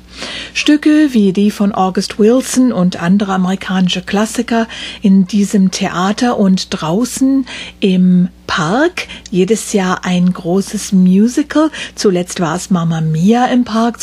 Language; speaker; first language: German; native; German